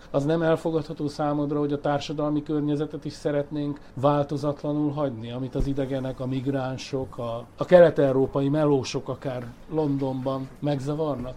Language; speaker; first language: Hungarian; native; Hungarian